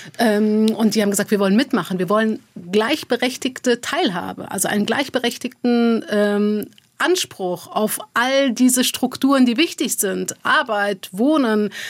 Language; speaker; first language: German; early bilingual, other home language; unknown